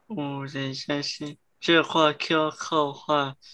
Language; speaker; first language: Chinese; early bilingual, heritage; Chinese